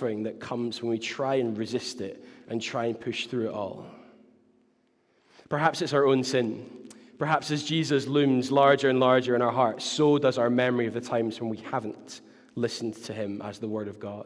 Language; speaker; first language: English; native; English